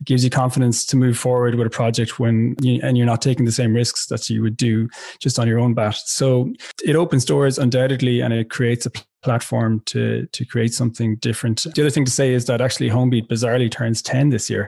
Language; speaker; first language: English; native; English